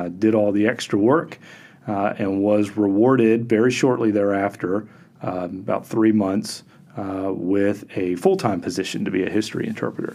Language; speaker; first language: English; native; English